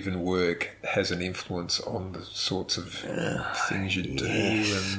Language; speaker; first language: English; native; English